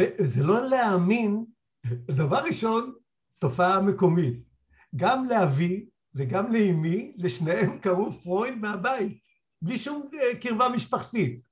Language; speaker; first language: Hebrew; native; Hebrew